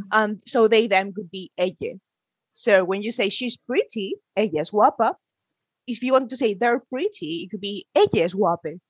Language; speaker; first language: English; non-native, fluent; Spanish